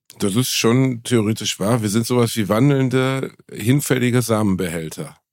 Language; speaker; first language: German; native; German